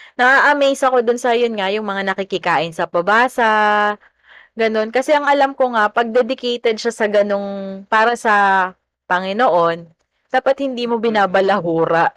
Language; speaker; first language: Filipino; native; Filipino